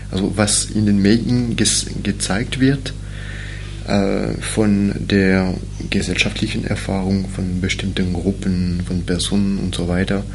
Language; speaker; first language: German; non-native, fluent; French